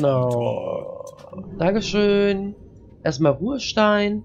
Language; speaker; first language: German; native; German